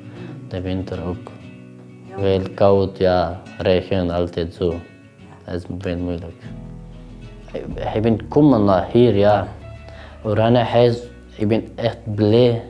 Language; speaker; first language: Dutch; non-native, learner; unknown